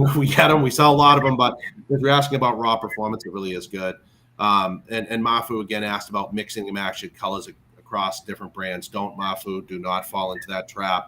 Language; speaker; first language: English; native; English